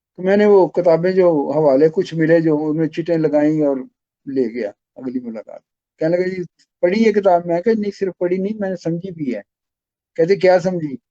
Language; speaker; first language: Urdu; non-native, local second language; Pashto